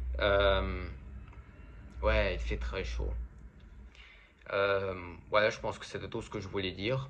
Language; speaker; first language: French; non-native, fluent; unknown